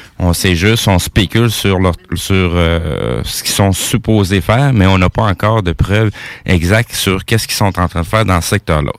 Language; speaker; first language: French; native; French